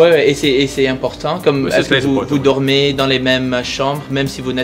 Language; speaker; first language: French; non-native, learner; English